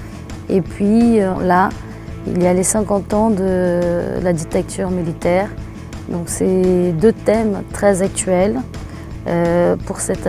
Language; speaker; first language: French; non-native, fluent; Portuguese